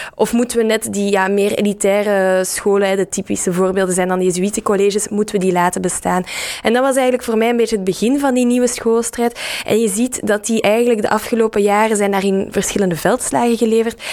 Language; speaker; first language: Dutch; native; Dutch